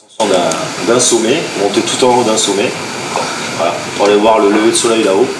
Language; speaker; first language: French; native; French